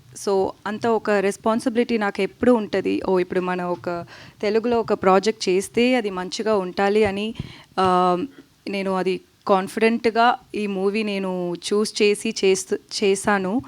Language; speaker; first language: Telugu; non-native, learner; Tamil